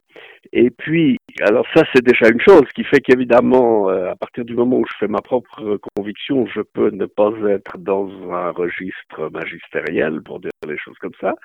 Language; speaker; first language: French; native; French